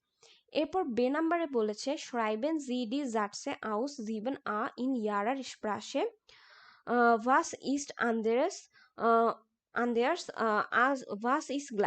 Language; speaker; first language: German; non-native, learner; Bangla